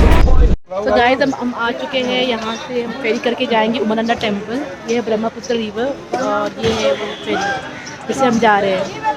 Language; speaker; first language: Hindi; native; Hindi